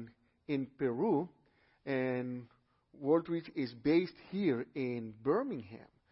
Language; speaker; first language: English; non-native, fluent; Papiamento